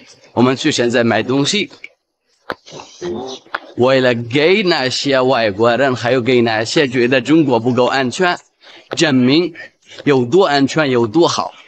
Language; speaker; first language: Chinese; non-native, fluent; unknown